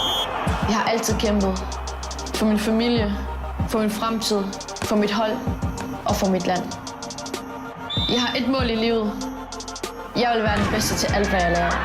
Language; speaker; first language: Danish; early bilingual, other home language; Persian